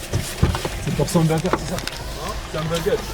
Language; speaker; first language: French; non-native, learner; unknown